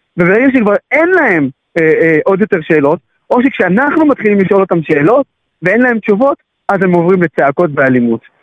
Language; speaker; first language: Hebrew; non-native, local second language; Arabic